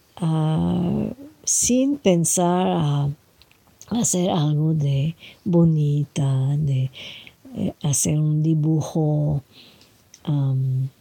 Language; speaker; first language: Spanish; non-native, fluent; French